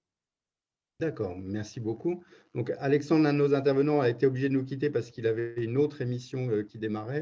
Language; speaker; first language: French; native; French